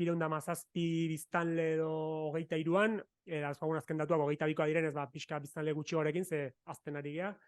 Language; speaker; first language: Basque; native; Basque